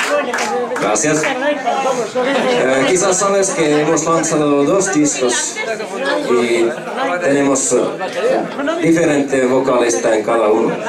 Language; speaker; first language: Spanish; non-native, fluent; Finnish